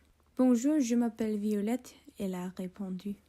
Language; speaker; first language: French; non-native, learner; English